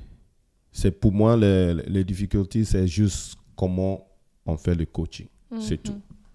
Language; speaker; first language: French; non-native, fluent; Ewe